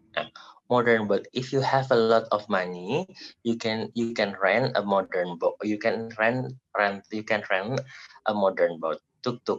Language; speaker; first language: English; non-native, learner; Indonesian